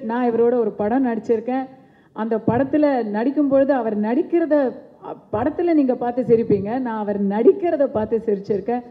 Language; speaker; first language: Tamil; native; Tamil